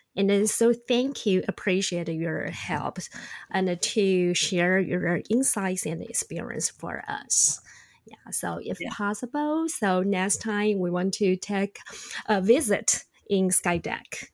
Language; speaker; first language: English; non-native, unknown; Chinese